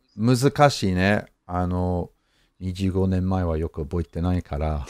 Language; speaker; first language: Japanese; non-native, fluent; English